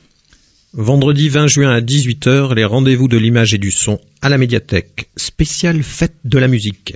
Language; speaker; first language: French; native; French